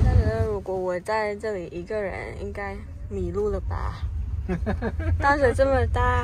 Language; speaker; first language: Chinese; non-native, learner; Vietnamese